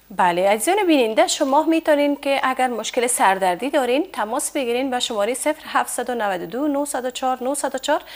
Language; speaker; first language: Persian; native; Persian